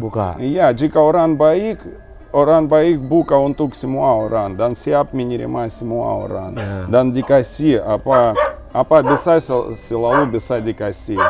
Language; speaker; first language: Indonesian; non-native, learner; Russian